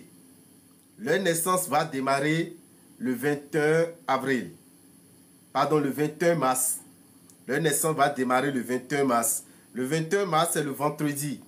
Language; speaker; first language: French; non-native, local second language; Fon